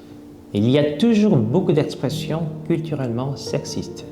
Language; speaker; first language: French; non-native, fluent; Korean